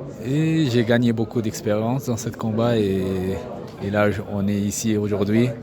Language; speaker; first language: French; non-native, fluent; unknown